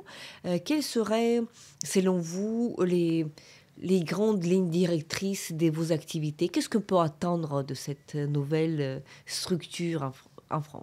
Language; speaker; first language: French; non-native, fluent; Ukrainian